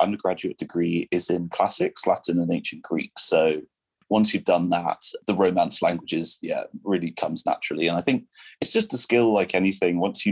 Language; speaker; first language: English; non-native, local second language; French